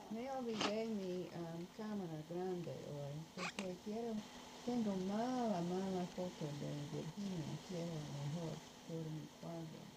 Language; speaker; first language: Spanish; non-native, learner; English